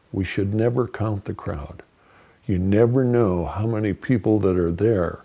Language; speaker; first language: English; native; English